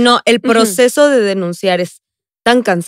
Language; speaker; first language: Spanish; native; Spanish